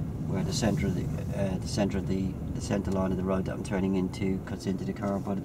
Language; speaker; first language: English; native; English